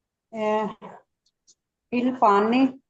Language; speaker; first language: Italian; non-native, learner; Urdu